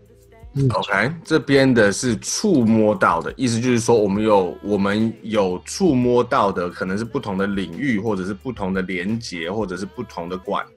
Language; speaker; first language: Chinese; native; Chinese